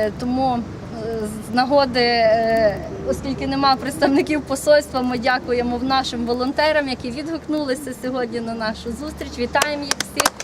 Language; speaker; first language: Ukrainian; native; Ukrainian